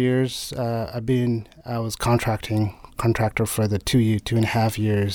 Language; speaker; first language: English; non-native, local second language; Nepali